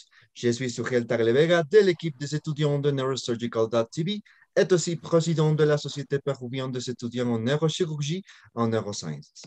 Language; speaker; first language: French; non-native, learner; Spanish